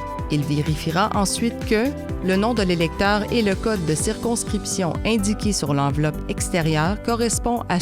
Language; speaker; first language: French; native; French